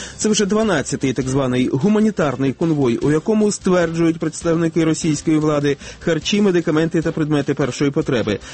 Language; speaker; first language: Ukrainian; native; Ukrainian